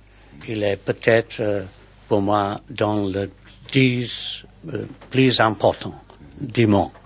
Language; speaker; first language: French; non-native, learner; English